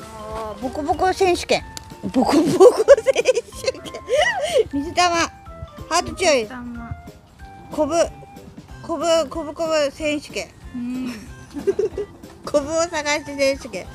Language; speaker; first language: Japanese; native; Japanese